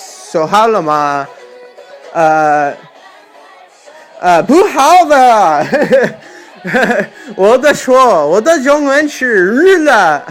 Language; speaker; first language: Chinese; non-native, learner; English